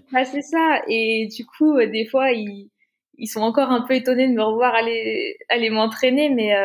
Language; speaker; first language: French; native; French